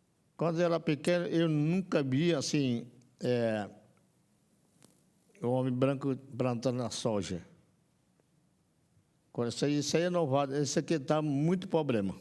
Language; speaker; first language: Portuguese; non-native, local second language; Yanomámi